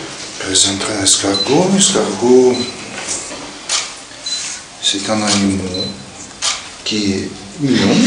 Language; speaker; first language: French; non-native, learner; Russian